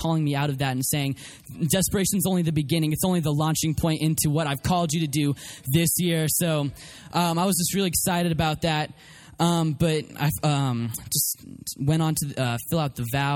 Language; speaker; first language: English; native; English